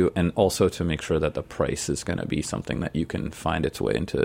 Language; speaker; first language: English; native; English